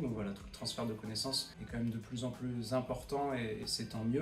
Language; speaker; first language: French; native; French